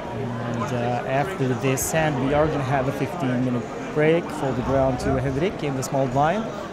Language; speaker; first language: English; non-native, fluent; Norwegian